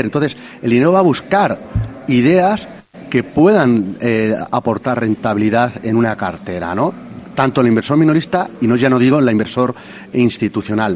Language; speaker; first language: Spanish; native; Spanish